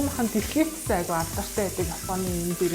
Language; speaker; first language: Mongolian; native; Mongolian